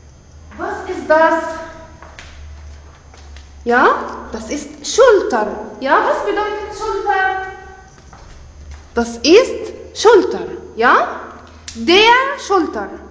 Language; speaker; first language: German; non-native, fluent; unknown